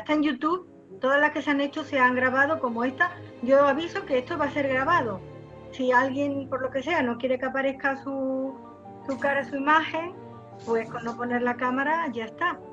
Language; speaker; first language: Spanish; native; Spanish